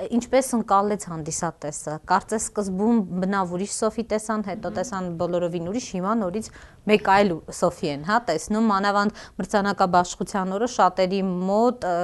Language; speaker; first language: Armenian; native; Armenian